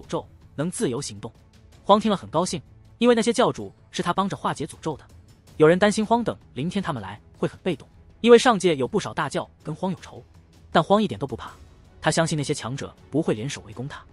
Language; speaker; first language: Chinese; native; Chinese